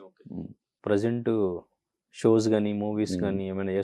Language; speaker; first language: Telugu; native; Telugu